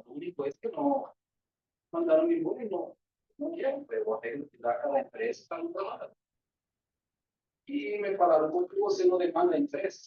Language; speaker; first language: Portuguese; non-native, learner; Spanish